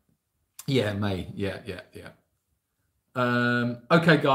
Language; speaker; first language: English; native; English